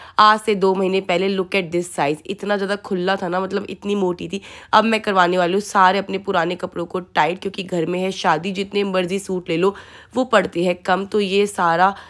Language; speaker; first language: Hindi; native; Hindi